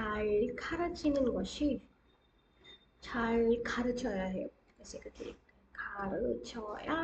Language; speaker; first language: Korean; non-native, fluent; Hindi